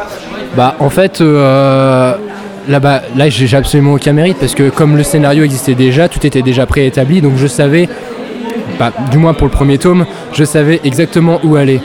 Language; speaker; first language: French; native; French